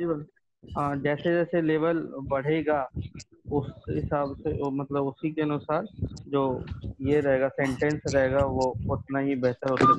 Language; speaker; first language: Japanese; non-native, learner; Hindi